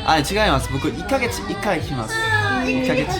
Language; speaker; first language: Japanese; non-native, learner; Korean